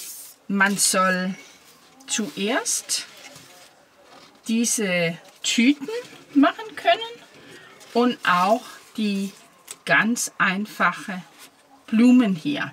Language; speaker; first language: German; non-native, fluent; Danish